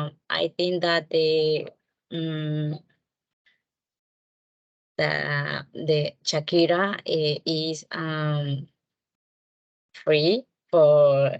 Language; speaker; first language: English; non-native, learner; Spanish